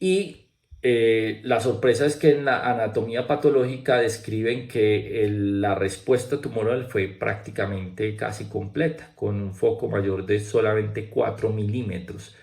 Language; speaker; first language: Spanish; native; Spanish